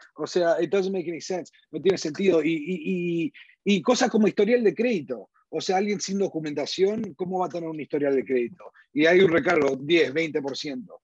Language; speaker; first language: Spanish; early bilingual, heritage; Spanish